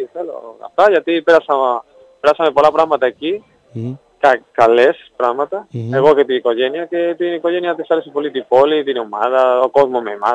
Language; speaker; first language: Greek; non-native, learner; Spanish